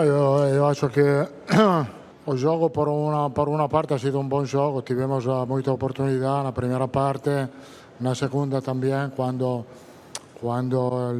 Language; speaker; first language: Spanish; non-native, fluent; Italian